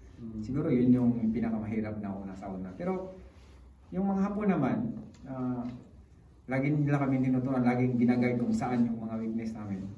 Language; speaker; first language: Filipino; native; Filipino